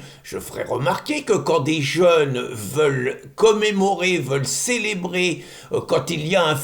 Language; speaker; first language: French; native; French